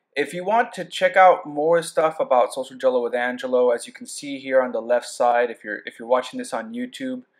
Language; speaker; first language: English; native; English